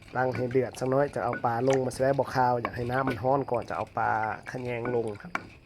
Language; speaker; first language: Thai; non-native, local second language; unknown